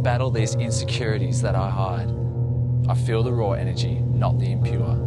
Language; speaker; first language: English; native; English